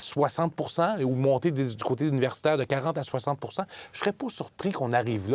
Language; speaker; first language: French; native; French